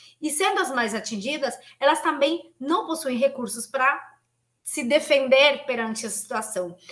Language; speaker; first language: Portuguese; non-native, fluent; Spanish